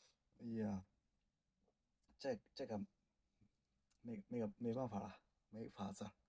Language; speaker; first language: Chinese; non-native, learner; Japanese